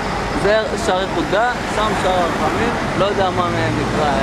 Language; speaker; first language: Hebrew; native; Hebrew